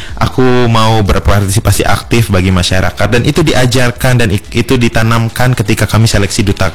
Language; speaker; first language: Indonesian; native; Indonesian